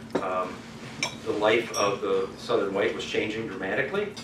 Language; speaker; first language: English; native; English